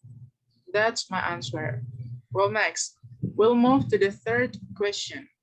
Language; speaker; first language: English; non-native, learner; Indonesian